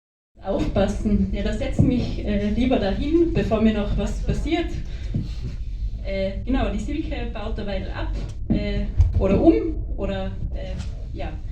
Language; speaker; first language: German; native; German